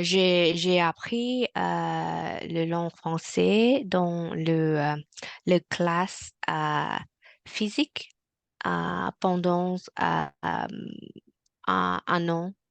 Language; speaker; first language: French; non-native, learner; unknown